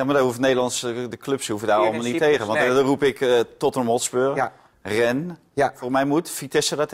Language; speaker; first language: Dutch; native; Dutch